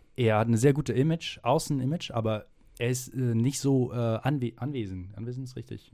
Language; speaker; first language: German; non-native, fluent; French